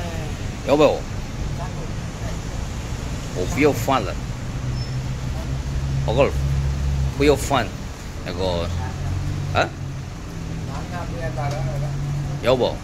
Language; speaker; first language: Chinese; non-native, learner; Nepali